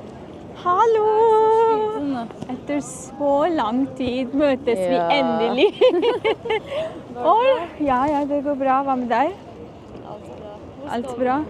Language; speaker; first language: Norwegian; non-native, learner; Urdu